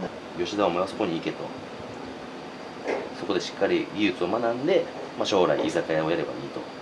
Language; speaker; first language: Japanese; native; Japanese